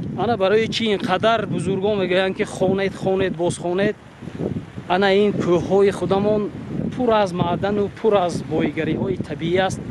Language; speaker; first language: Tajik; native; Tajik